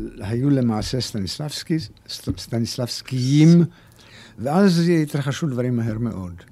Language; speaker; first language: Hebrew; early bilingual, other home language; German